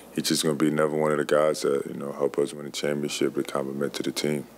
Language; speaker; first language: English; native; English